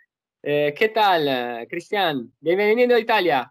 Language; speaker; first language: Spanish; non-native, learner; Italian